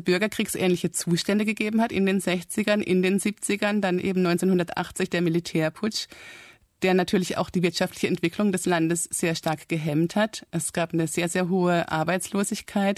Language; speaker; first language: German; native; German